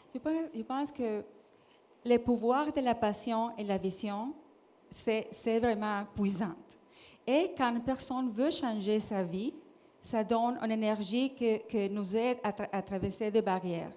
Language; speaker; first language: French; non-native, fluent; Spanish